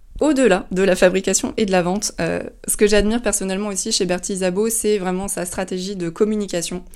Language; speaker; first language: French; native; French